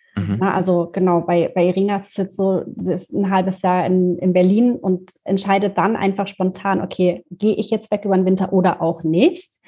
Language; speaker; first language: German; native; German